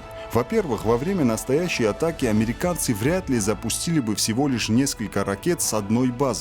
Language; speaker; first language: Russian; native; Russian